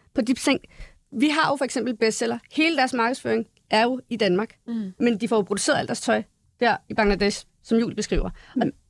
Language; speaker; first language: Danish; early bilingual, other home language; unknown